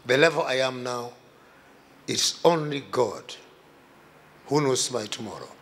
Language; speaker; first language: English; non-native, local second language; Swahili